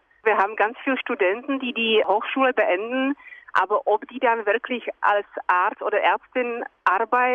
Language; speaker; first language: German; non-native, fluent; Czech